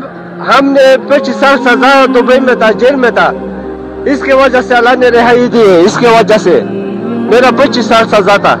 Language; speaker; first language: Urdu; non-native, local second language; Pashto